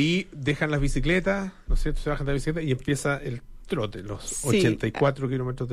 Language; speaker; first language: Spanish; native; Spanish